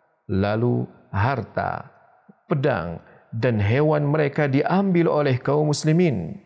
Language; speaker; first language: Indonesian; native; Indonesian